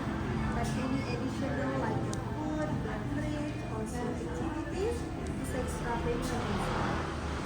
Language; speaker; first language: English; non-native, learner; Indonesian